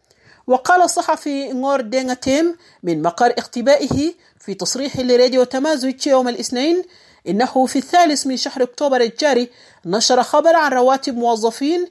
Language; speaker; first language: Arabic; native; Arabic